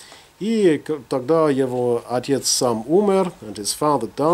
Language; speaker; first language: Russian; non-native, fluent; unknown